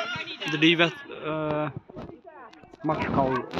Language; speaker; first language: Dutch; early bilingual, other home language; Turkish